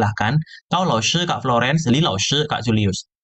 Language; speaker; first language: Indonesian; native; Indonesian